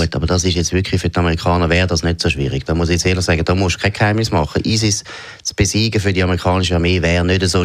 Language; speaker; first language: German; native; German